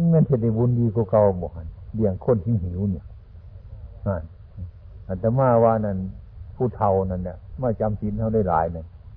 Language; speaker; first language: Thai; non-native, local second language; Northeastern Thai